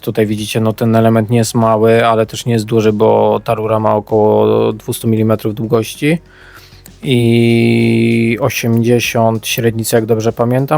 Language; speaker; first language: Polish; native; Polish